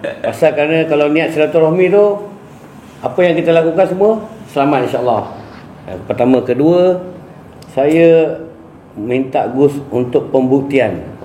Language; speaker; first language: Malay; native; Malay